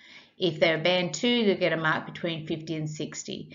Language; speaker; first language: English; native; English